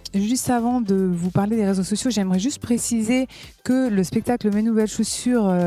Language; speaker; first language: French; native; French